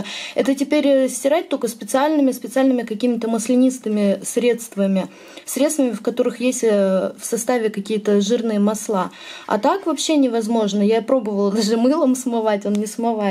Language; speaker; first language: Russian; native; Russian